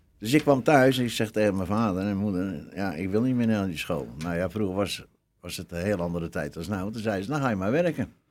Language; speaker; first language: Dutch; native; Dutch